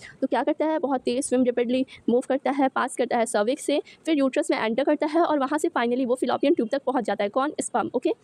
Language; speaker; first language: Hindi; native; Hindi